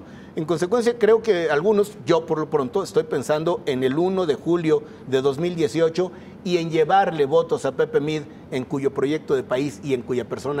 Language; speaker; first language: Spanish; native; Spanish